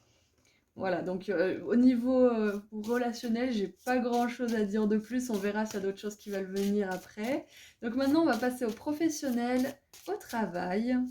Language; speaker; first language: French; native; French